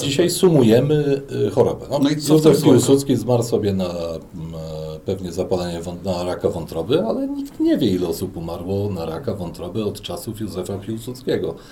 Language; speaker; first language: Polish; native; Polish